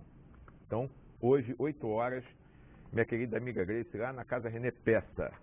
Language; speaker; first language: Portuguese; native; Portuguese